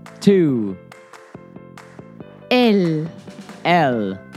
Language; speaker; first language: Spanish; non-native, learner; English